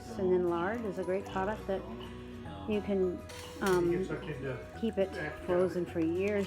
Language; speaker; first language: English; native; English